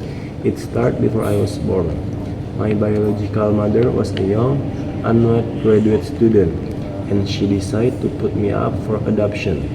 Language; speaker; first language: English; non-native, learner; Indonesian